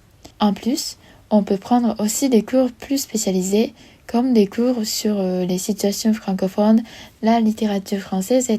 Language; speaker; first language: French; non-native, learner; Japanese